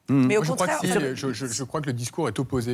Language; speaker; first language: French; native; French